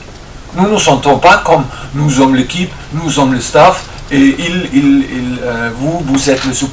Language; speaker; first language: French; non-native, fluent; German